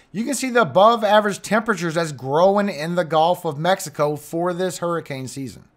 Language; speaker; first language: English; native; English